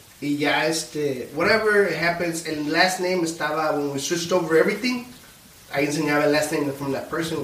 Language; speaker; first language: English; early bilingual, other home language; Spanish